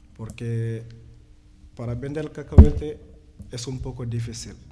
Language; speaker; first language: Spanish; non-native, learner; Wolof